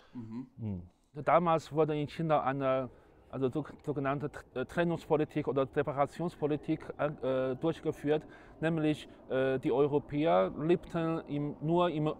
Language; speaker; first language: German; non-native, fluent; Chinese